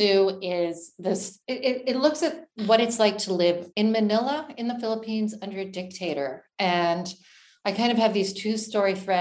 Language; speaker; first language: English; native; English